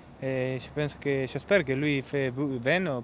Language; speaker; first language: French; non-native, learner; Spanish